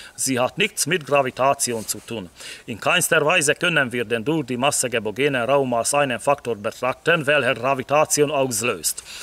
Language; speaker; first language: German; non-native, fluent; Hungarian